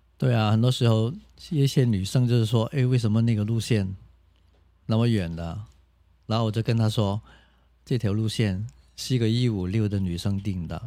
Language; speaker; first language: Chinese; non-native, local second language; Cantonese